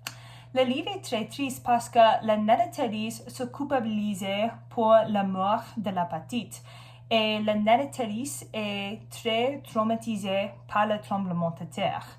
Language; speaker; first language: French; non-native, learner; English